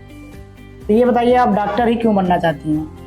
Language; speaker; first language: Hindi; native; Hindi